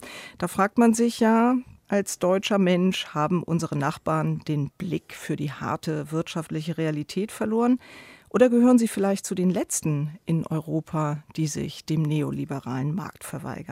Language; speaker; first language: German; native; German